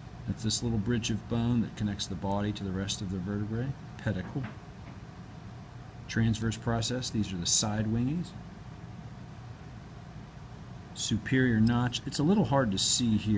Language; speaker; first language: English; native; English